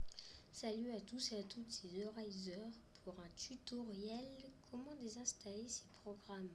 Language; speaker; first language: French; native; French